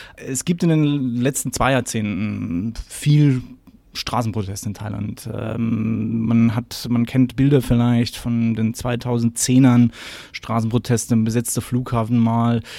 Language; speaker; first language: German; native; German